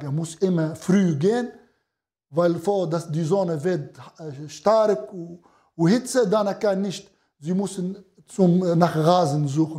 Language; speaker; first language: German; non-native, learner; Arabic